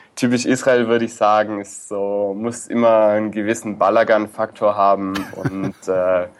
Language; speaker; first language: German; native; German